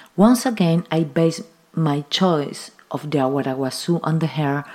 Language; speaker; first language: English; non-native, fluent; Spanish